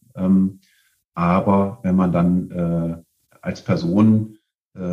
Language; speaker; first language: German; native; German